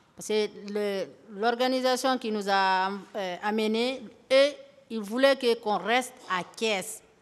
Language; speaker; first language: French; non-native, local second language; Fula